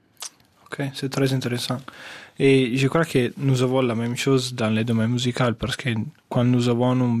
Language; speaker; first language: French; non-native, fluent; Italian